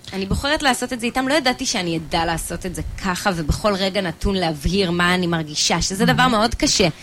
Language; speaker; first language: Hebrew; native; Hebrew